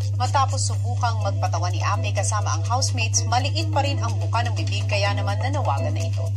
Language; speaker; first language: Filipino; native; Filipino